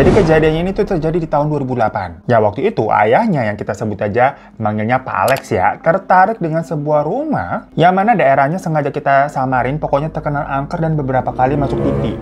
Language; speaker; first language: Indonesian; native; Indonesian